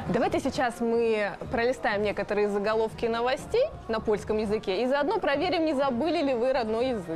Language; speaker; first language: Russian; native; Russian